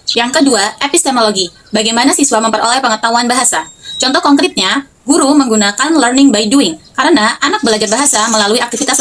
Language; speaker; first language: Indonesian; native; Indonesian